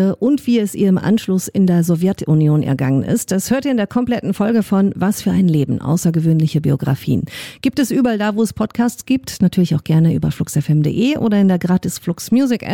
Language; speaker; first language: German; native; German